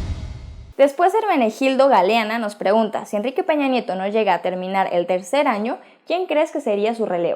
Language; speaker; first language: Spanish; native; Spanish